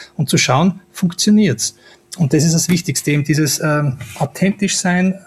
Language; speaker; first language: German; native; German